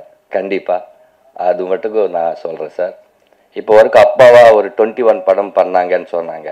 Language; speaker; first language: Tamil; non-native, local second language; Telugu